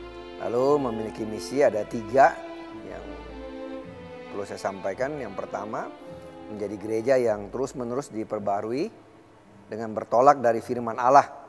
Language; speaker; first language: Indonesian; native; Indonesian